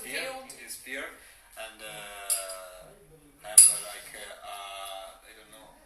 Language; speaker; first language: English; non-native, learner; Italian